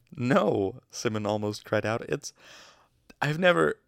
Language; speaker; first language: English; native; English